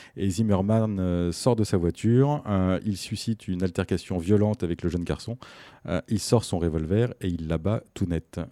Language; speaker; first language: French; native; French